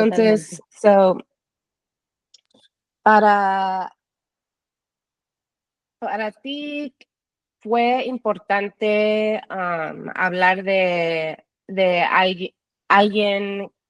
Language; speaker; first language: Spanish; early bilingual, heritage; English